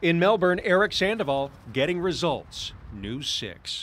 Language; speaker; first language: English; native; English